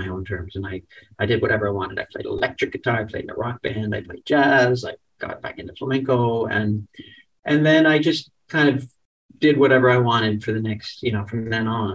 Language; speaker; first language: English; native; English